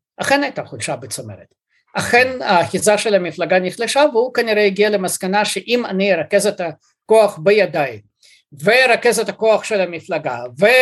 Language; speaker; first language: Hebrew; early bilingual, other home language; Russian